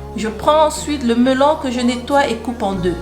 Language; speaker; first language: French; native; French